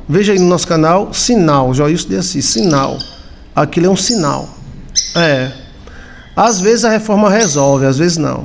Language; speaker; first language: Portuguese; native; Portuguese